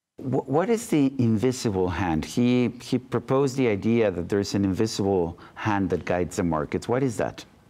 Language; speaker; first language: English; non-native, fluent; Spanish